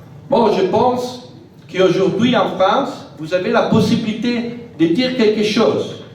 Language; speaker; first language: French; non-native, fluent; Italian